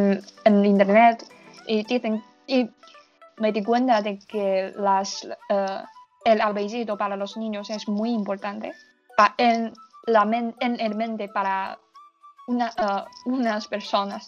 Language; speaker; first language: Spanish; non-native, learner; Chinese